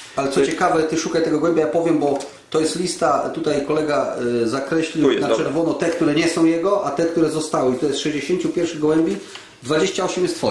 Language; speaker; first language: Polish; native; Polish